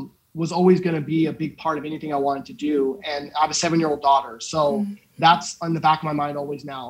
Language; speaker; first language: English; native; English